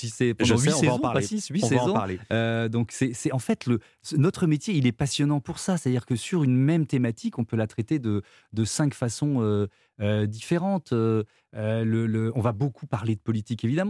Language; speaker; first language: French; native; French